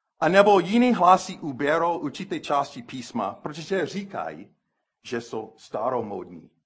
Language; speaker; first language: Czech; non-native, fluent; English